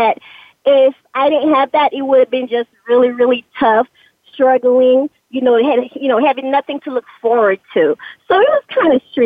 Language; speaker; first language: English; early bilingual, other home language; Haitian Creole